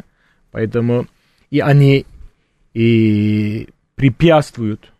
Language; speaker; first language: Russian; non-native, fluent; Turkish